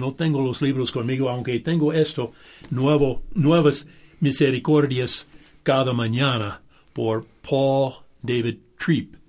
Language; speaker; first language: Spanish; non-native, fluent; English